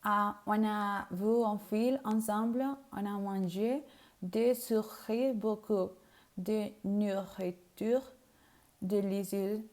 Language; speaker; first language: French; non-native, learner; Spanish